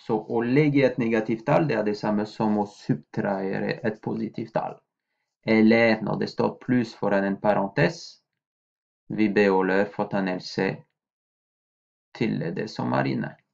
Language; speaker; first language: Norwegian; non-native, fluent; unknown